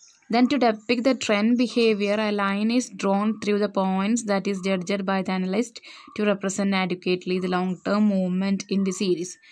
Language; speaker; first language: English; non-native, local second language; Malayalam